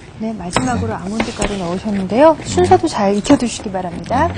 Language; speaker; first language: Korean; native; Korean